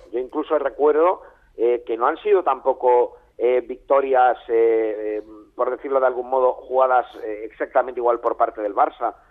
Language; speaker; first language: Spanish; native; Spanish